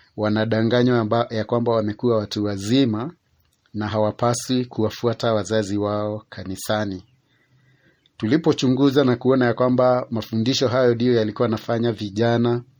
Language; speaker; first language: Swahili; non-native, local second language; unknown